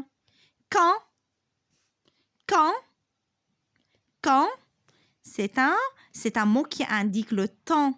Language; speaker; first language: French; non-native, local second language; Arabic